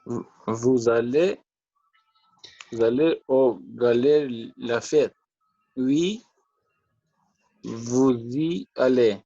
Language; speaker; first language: French; non-native, learner; Albanian